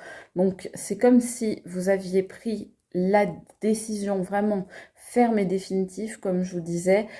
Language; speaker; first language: French; native; French